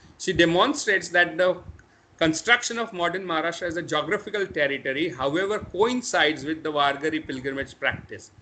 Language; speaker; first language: English; non-native, local second language; Marathi